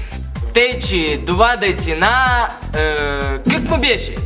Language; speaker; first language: Bulgarian; early bilingual, heritage; Bulgarian